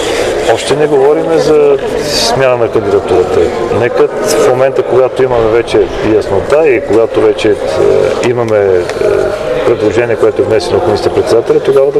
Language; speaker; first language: Bulgarian; native; Bulgarian